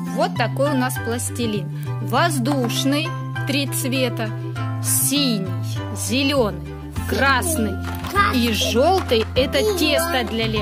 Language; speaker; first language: Russian; native; Russian